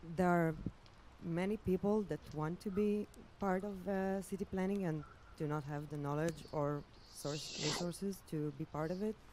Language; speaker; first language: English; non-native, fluent; Hebrew